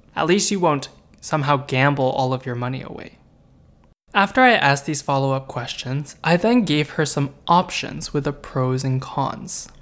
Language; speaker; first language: English; native; English